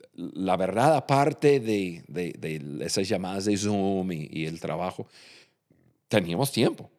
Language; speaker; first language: Spanish; non-native, fluent; English